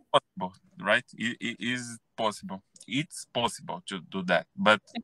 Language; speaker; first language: English; non-native, learner; Portuguese